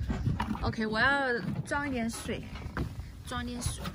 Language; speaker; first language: Chinese; native; Chinese